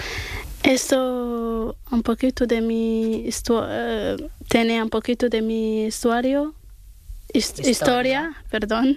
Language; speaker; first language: Spanish; non-native, learner; Arabic